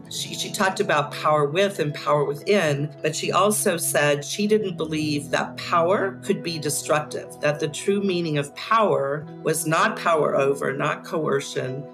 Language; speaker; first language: English; native; English